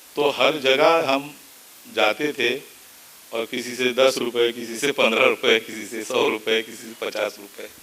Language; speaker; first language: Hindi; non-native, local second language; Marathi